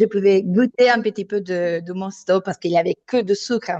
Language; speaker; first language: French; non-native, fluent; Italian